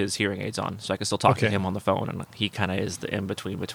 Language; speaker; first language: English; native; English